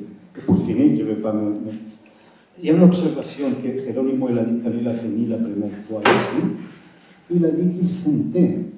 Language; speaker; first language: French; non-native, fluent; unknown